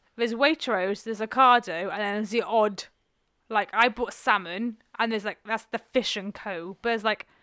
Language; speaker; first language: English; non-native, local second language; Welsh